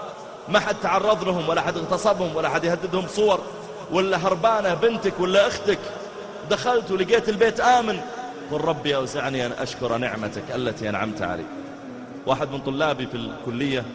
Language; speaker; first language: Arabic; native; Arabic